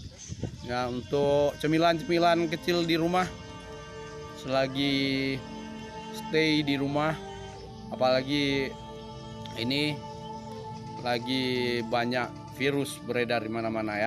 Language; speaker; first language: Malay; non-native, local second language; Achinese